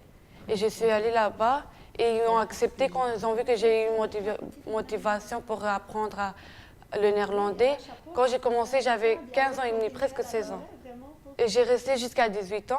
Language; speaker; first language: French; non-native, fluent; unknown